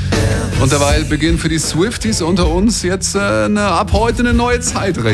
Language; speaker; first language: German; native; German